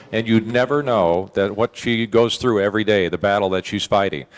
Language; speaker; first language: English; native; English